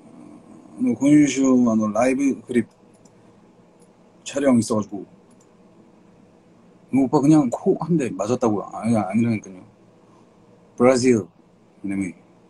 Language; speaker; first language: Japanese; non-native, learner; Korean